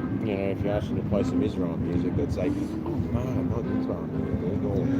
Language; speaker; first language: English; native; English